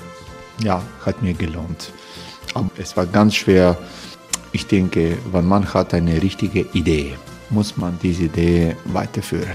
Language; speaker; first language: German; non-native, learner; Croatian